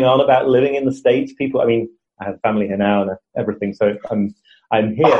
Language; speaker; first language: English; native; English